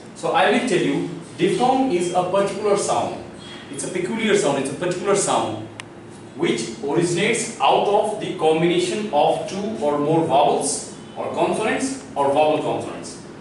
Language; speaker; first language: English; non-native, local second language; Hindi